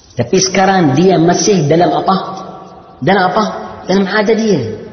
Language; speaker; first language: Indonesian; non-native, learner; Arabic